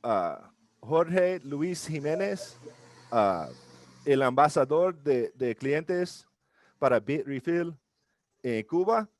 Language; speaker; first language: Spanish; non-native, learner; English